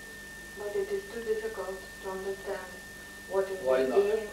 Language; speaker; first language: English; non-native, learner; Russian